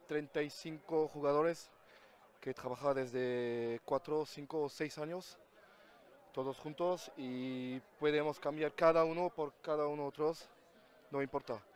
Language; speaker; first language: Spanish; non-native, fluent; French